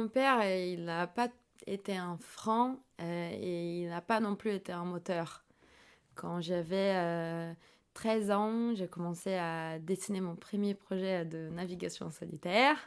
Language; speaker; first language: French; non-native, fluent; Portuguese